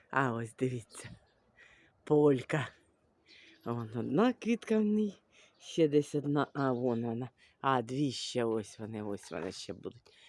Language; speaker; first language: Ukrainian; native; Ukrainian